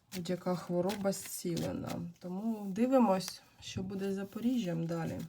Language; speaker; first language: Ukrainian; non-native, local second language; Russian